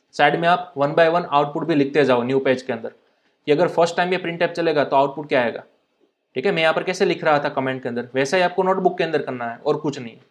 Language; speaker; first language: Hindi; non-native, local second language; Gujarati